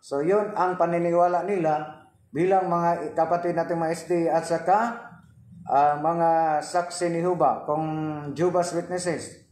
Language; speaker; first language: Filipino; non-native, local second language; Cebuano